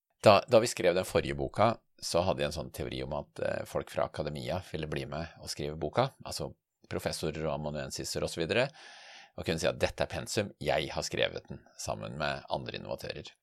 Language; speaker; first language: Norwegian; native; Norwegian